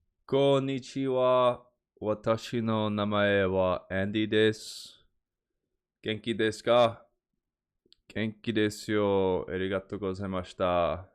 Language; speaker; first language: Japanese; non-native, learner; English